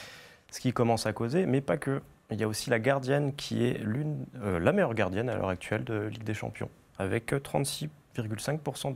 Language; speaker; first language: French; native; French